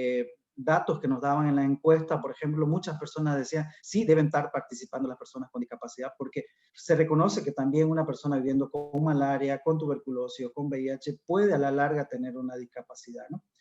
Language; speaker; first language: Spanish; native; Spanish